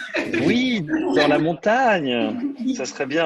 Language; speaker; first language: French; native; French